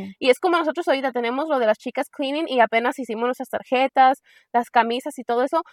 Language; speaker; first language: Spanish; early bilingual, heritage; Spanish